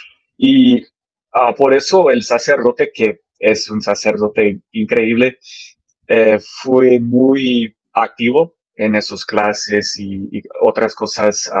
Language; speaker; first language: Spanish; early bilingual, heritage; English